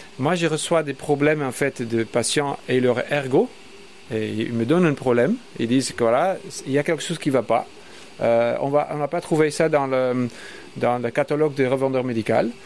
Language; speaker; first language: French; non-native, fluent; Dutch